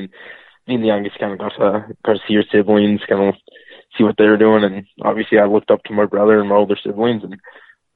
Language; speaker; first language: English; native; English